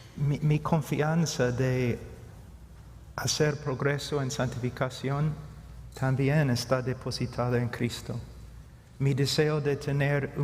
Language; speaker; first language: Spanish; non-native, fluent; English